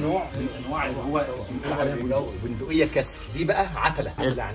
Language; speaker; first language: Arabic; native; Arabic